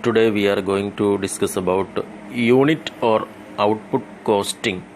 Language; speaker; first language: English; non-native, local second language; Malayalam